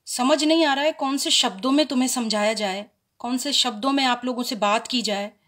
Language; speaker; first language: Hindi; native; Hindi